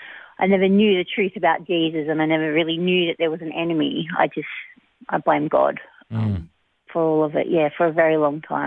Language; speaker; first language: English; native; English